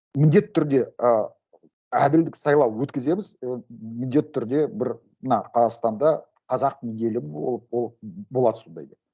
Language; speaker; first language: Kazakh; non-native, local second language; Russian